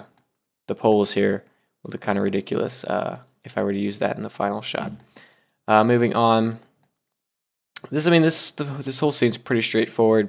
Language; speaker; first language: English; native; English